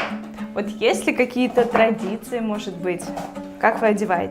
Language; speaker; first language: Russian; native; Russian